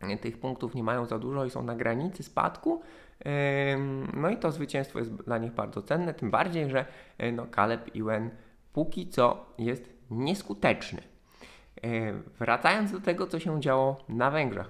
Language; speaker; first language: Polish; native; Polish